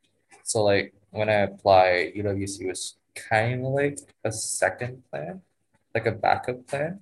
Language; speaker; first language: English; non-native, fluent; Vietnamese